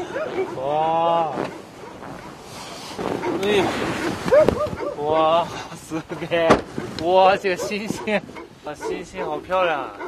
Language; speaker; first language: Chinese; non-native, fluent; Japanese